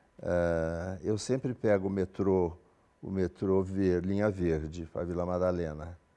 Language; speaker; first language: Portuguese; native; Portuguese